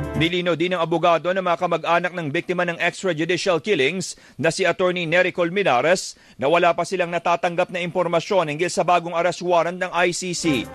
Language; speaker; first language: Filipino; native; Filipino